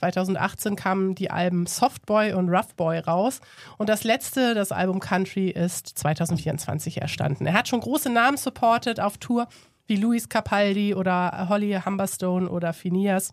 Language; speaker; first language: German; native; German